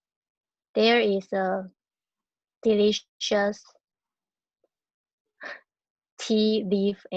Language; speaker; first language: English; non-native, learner; Chinese